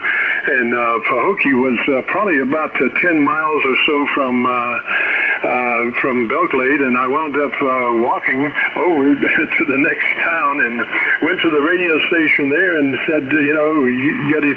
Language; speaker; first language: English; native; English